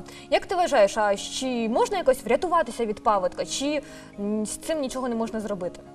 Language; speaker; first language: Ukrainian; native; Ukrainian